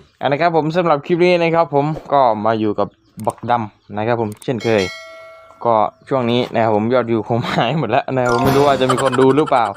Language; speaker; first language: Thai; native; Thai